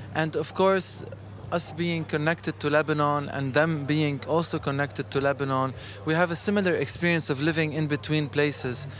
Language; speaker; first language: English; non-native, fluent; Arabic